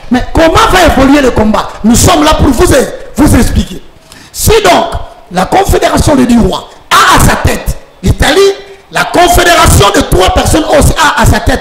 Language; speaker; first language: French; non-native, local second language; Lingala